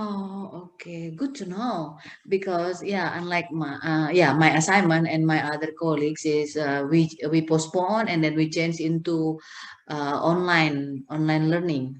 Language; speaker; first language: English; non-native, fluent; Indonesian